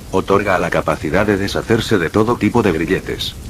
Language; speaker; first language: Spanish; native; Spanish